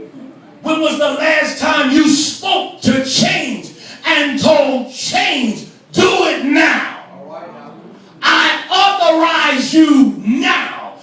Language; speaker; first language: English; native; English